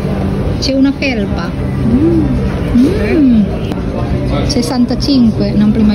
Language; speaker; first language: Italian; non-native, learner; Indonesian